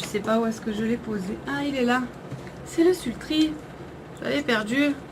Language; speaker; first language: French; native; French